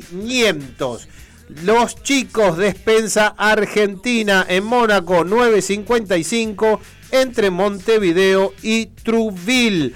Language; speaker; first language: Spanish; native; Spanish